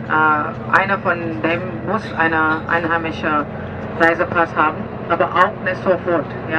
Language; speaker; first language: German; non-native, fluent; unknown